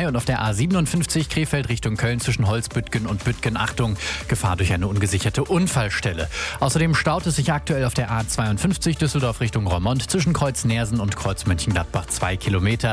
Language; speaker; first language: German; native; German